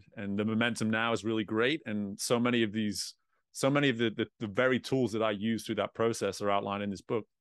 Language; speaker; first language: English; native; English